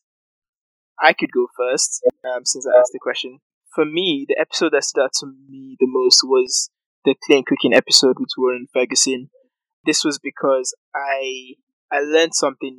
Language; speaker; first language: English; non-native, local second language; Yoruba